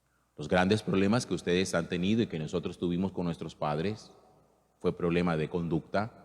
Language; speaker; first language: Spanish; native; Spanish